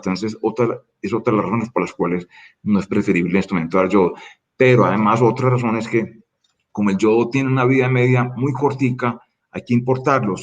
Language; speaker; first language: Spanish; native; Spanish